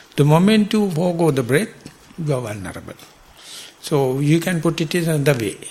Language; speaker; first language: English; non-native, local second language; Sinhala